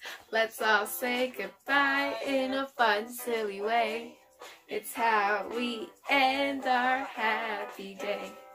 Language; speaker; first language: English; non-native, fluent; Spanish